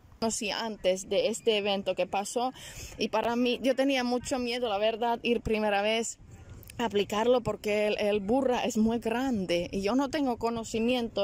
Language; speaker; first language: Spanish; non-native, learner; Finnish